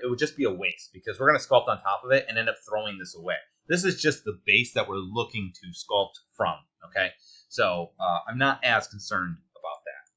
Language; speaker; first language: English; native; English